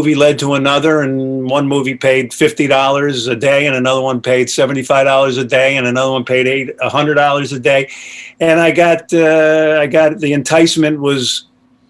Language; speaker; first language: English; native; English